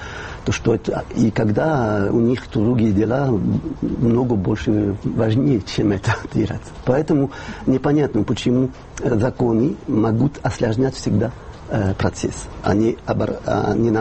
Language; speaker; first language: Russian; non-native, fluent; French